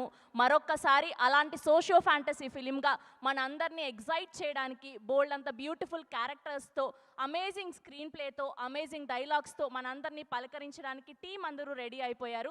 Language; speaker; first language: Telugu; native; Telugu